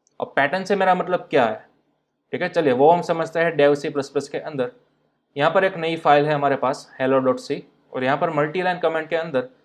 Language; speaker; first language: Hindi; non-native, local second language; Gujarati